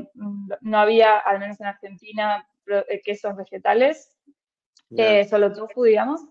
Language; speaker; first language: Spanish; native; Spanish